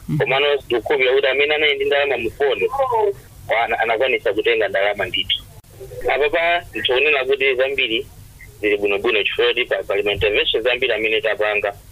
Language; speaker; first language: Nyanja; non-native, local second language; Tumbuka